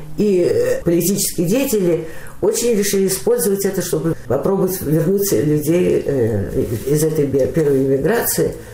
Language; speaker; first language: Russian; native; Russian